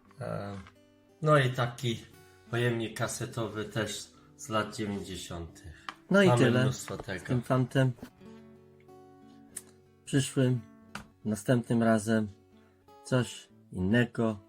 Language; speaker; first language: Polish; non-native, fluent; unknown